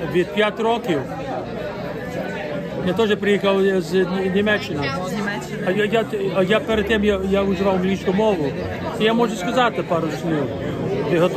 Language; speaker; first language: Ukrainian; early bilingual, heritage; Ukrainian